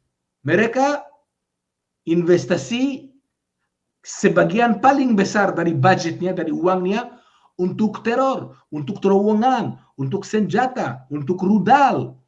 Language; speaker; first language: Indonesian; non-native, fluent; Hebrew